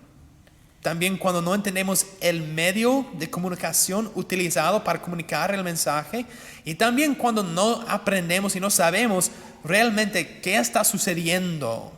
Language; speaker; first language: Spanish; non-native, fluent; English